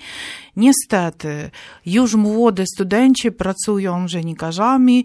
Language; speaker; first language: Polish; non-native, fluent; Ukrainian